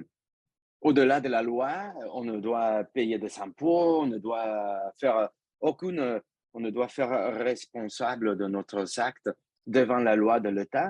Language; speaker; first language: French; non-native, fluent; Spanish